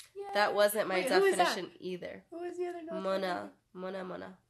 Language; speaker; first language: English; native; English